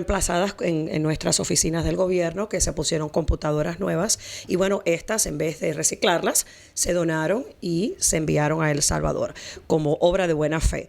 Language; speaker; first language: Spanish; native; Spanish